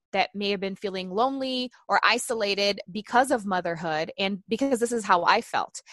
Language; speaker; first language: English; non-native, fluent; Portuguese